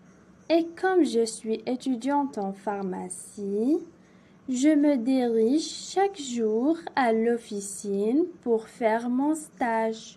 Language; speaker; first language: French; non-native, local second language; Arabic